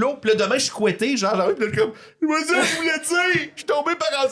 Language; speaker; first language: French; native; French